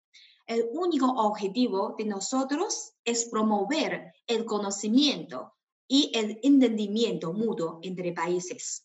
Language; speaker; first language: Spanish; non-native, fluent; Chinese